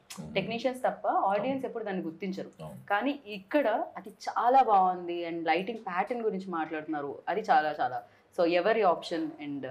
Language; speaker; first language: Telugu; native; Telugu